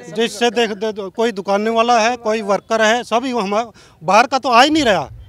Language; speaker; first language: Hindi; non-native, local second language; Punjabi